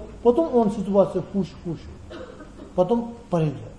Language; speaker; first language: Russian; non-native, learner; Tibetan